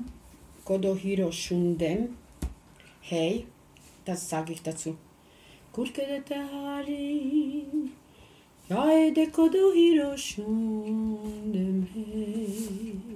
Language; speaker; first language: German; non-native, local second language; Romany